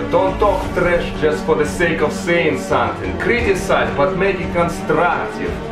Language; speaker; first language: English; non-native, fluent; Russian